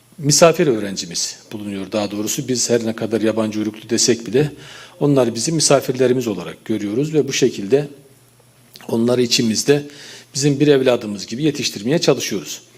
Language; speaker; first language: Turkish; native; Turkish